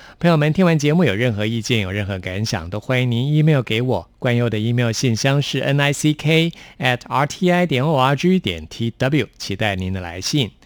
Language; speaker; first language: Chinese; native; Chinese